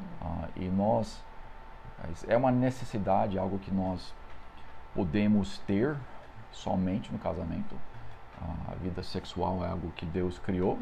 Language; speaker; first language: Portuguese; non-native, fluent; English